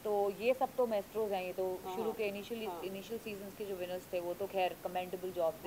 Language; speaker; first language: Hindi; native; Hindi